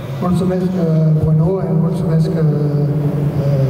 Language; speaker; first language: Romanian; non-native, learner; French